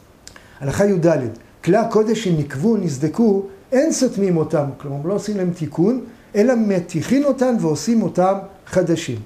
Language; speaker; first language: Hebrew; native; Hebrew